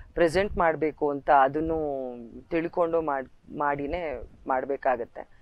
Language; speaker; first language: Kannada; native; Kannada